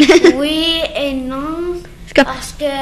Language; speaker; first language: French; early bilingual, other home language; English